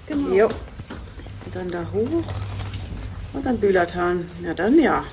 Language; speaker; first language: German; native; German